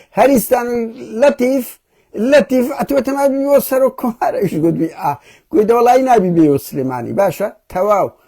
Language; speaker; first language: Central Kurdish; early bilingual, heritage; Central Kurdish